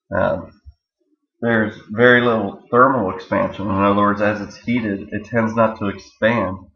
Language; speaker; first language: English; native; English